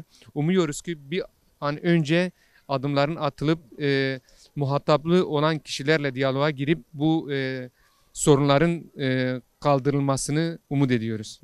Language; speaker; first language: Turkish; non-native, local second language; Kurdish